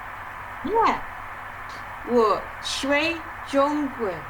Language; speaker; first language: Chinese; non-native, learner; English